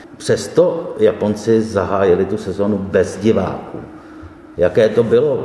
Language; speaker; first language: Czech; native; Czech